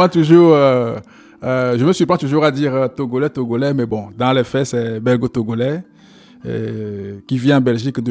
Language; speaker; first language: French; non-native, local second language; Ewe